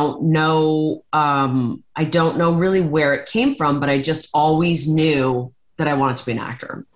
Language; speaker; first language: English; native; English